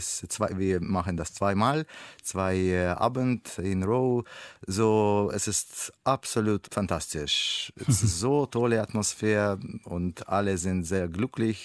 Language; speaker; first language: German; non-native, learner; Russian